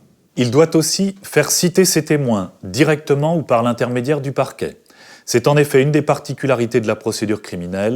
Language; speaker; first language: French; native; French